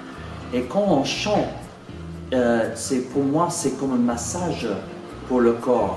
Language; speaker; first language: French; non-native, fluent; English